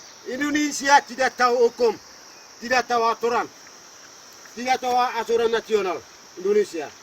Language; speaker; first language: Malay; non-native, local second language; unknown